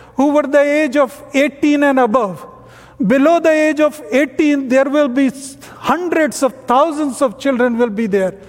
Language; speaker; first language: English; non-native, local second language; Hindi